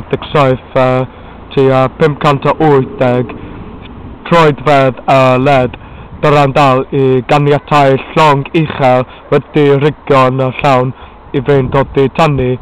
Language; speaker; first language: Welsh; non-native, learner; English